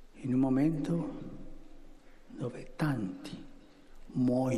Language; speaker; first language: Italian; non-native, fluent; Spanish